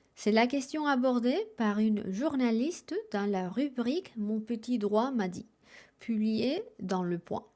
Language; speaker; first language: French; non-native, fluent; Spanish